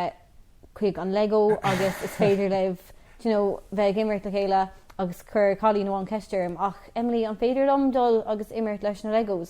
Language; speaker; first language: Irish; non-native, local second language; English